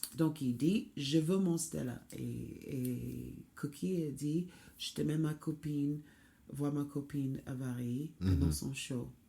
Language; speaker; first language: French; non-native, fluent; English